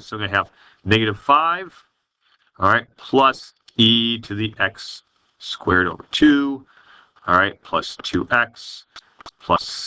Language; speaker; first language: English; native; English